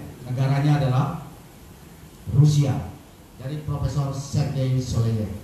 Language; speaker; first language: Indonesian; native; Indonesian